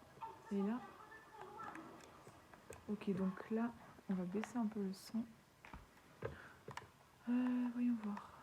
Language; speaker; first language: French; native; French